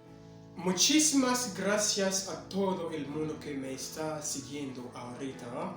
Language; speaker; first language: Spanish; non-native, fluent; French